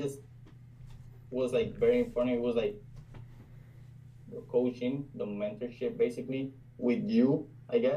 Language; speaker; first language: English; non-native, fluent; Spanish